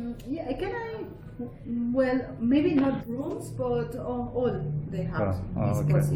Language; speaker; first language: English; non-native, learner; Spanish